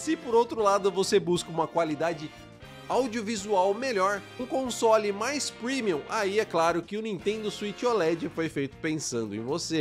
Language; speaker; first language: Portuguese; native; Portuguese